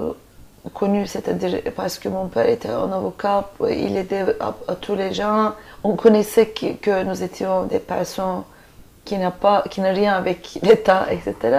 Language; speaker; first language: French; non-native, fluent; Turkish